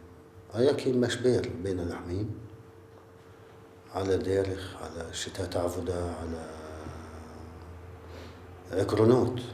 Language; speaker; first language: Hebrew; non-native, local second language; Arabic